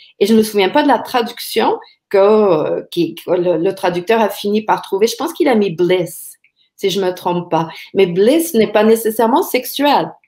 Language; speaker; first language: French; non-native, local second language; English